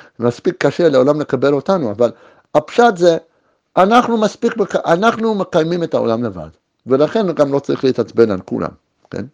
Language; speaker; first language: Hebrew; native; Hebrew